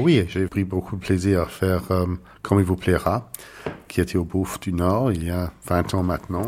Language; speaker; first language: French; non-native, fluent; English